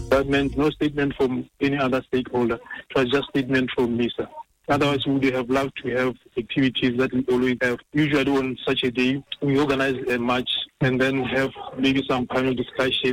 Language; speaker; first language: English; non-native, local second language; Tswana